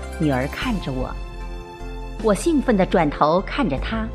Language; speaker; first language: Chinese; native; Chinese